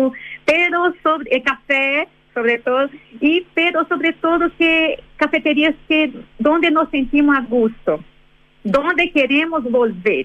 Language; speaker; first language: Spanish; non-native, fluent; Portuguese